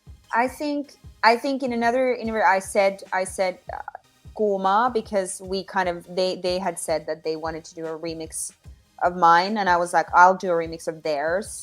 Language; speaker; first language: English; non-native, fluent; Finnish